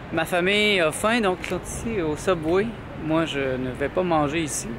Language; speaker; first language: French; native; French